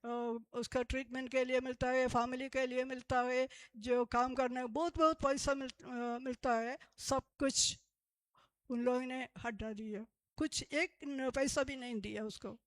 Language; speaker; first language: Hindi; non-native, local second language; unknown